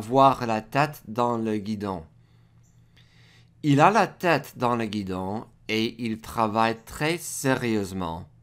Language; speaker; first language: French; non-native, fluent; English